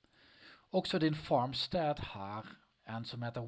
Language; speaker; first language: Swedish; non-native, learner; Dutch